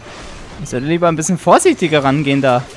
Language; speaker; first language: German; native; German